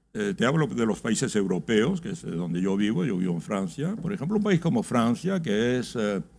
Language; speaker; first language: Spanish; early bilingual, heritage; Spanish